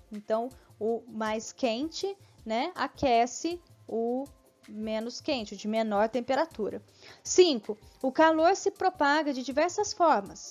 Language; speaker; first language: Portuguese; native; Portuguese